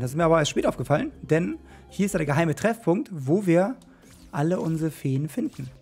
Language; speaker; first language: German; native; German